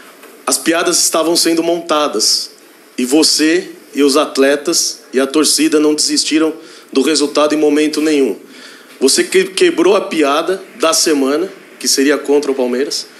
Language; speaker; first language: Portuguese; native; Portuguese